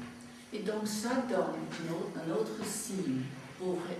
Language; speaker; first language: French; non-native, fluent; English